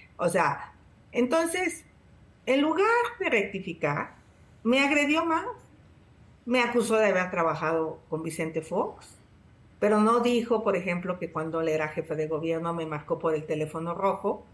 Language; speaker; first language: Spanish; native; Spanish